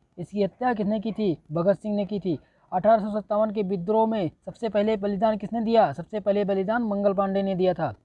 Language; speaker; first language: Hindi; native; Hindi